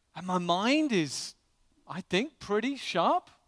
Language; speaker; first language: English; native; English